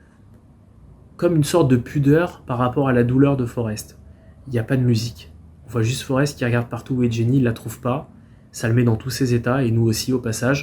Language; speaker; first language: French; native; French